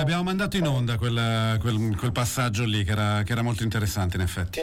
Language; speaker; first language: Italian; native; Italian